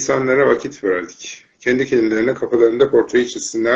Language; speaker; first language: Turkish; native; Turkish